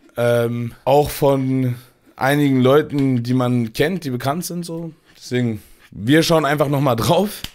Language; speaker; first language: German; early bilingual, other home language; Turkish